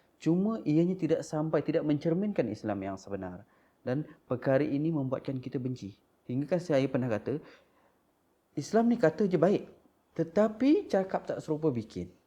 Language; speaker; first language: Malay; non-native, local second language; Iban